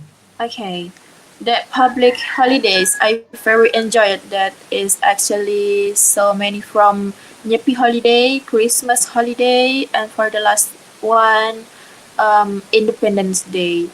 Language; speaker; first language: English; non-native, learner; Indonesian